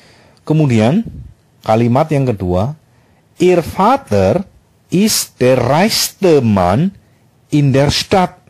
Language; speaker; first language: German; non-native, fluent; Indonesian